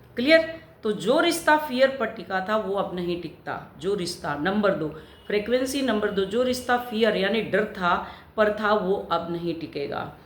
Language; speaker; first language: Hindi; native; Hindi